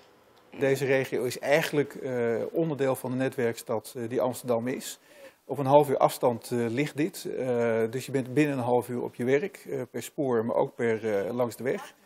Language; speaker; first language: Dutch; native; Dutch